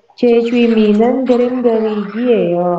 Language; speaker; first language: Korean; non-native, learner; Indonesian